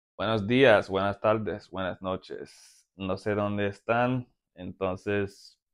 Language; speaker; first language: Spanish; non-native, fluent; English